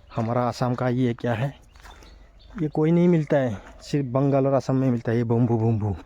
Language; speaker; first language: Hindi; non-native, local second language; Assamese